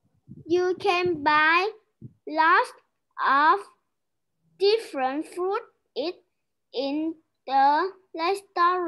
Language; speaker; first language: English; non-native, learner; Vietnamese